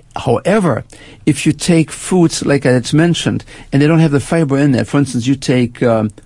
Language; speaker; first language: English; non-native, fluent; German